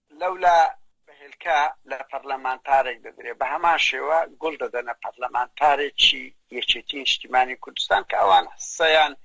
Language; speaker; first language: Central Kurdish; native; Central Kurdish